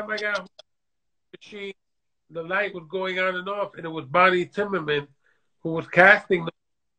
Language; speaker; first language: English; native; English